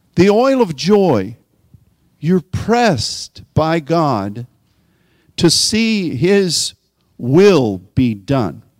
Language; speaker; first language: English; native; English